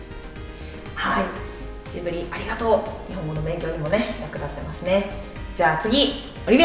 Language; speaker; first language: Japanese; native; Japanese